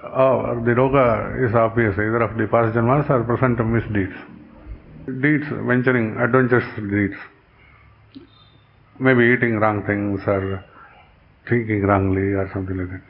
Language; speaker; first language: English; non-native, local second language; Kannada